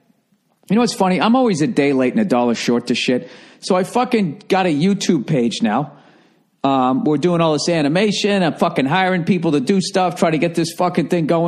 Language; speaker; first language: English; native; English